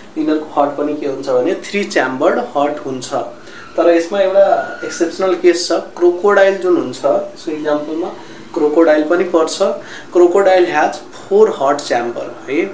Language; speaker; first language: Nepali; native; Nepali